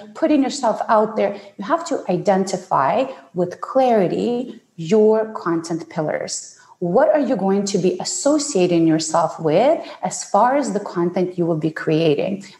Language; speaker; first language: English; non-native, fluent; Ukrainian